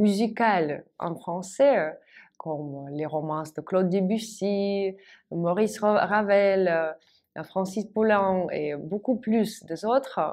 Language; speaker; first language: French; non-native, fluent; Russian